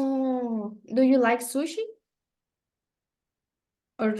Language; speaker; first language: English; non-native, learner; Spanish